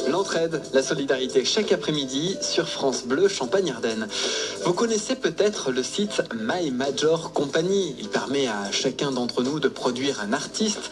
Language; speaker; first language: French; native; French